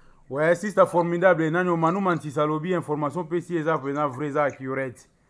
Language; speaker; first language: French; non-native, local second language; Lingala